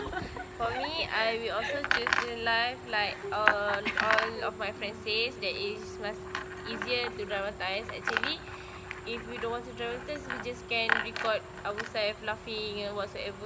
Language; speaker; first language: English; non-native, learner; Malay